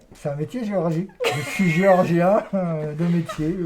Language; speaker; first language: French; native; French